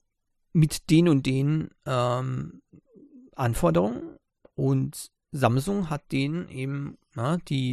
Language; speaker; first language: German; native; German